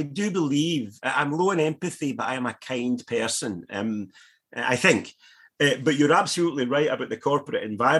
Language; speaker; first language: English; native; English